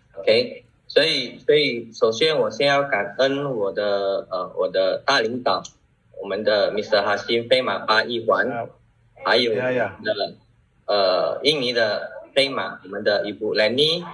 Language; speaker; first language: Chinese; early bilingual, heritage; Chinese